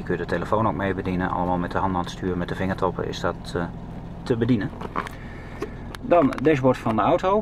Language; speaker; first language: Dutch; native; Dutch